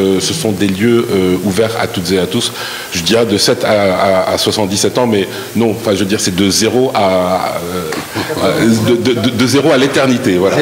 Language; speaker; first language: French; non-native, local second language; Arabic